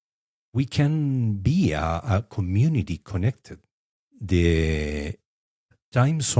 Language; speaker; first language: English; non-native, fluent; Spanish